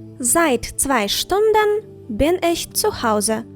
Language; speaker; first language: German; non-native, fluent; Ukrainian